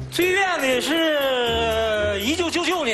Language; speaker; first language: Chinese; native; Chinese